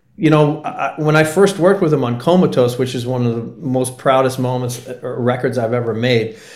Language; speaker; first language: English; native; English